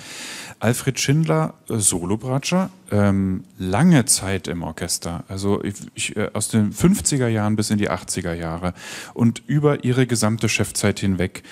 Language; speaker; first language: German; native; German